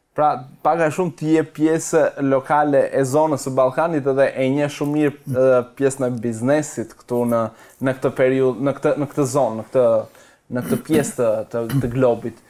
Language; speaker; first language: Albanian; native; Albanian